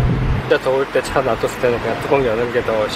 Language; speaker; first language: Korean; native; Korean